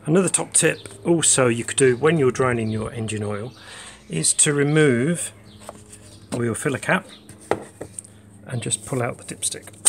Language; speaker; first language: English; native; English